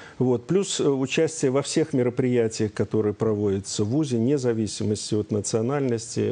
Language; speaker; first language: Russian; native; Russian